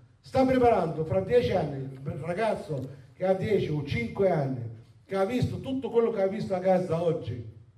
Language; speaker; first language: Italian; non-native, fluent; Arabic